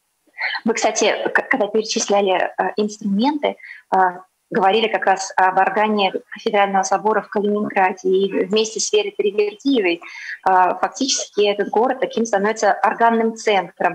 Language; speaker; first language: Russian; native; Russian